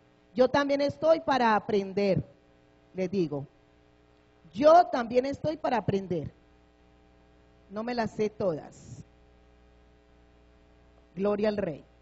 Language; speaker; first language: Spanish; native; Spanish